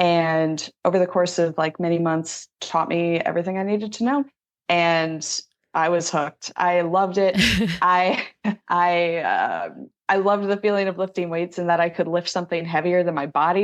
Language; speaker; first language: English; native; English